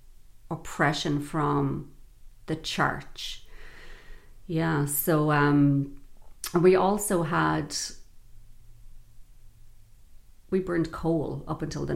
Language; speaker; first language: English; native; English